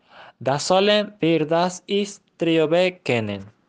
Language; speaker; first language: German; non-native, learner; Spanish